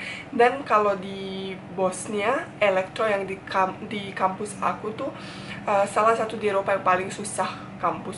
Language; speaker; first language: Indonesian; non-native, fluent; Bosnian